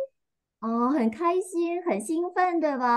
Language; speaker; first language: Chinese; non-native, fluent; Vietnamese